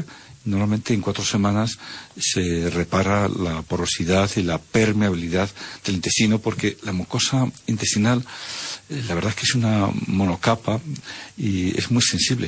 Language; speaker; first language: Spanish; native; Spanish